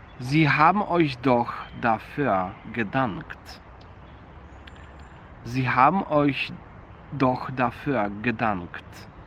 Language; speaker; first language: German; non-native, fluent; Polish